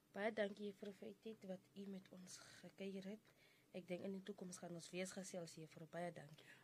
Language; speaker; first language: Afrikaans; non-native, local second language; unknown